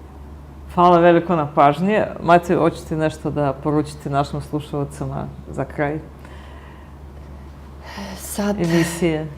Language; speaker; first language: Bosnian; native; Bosnian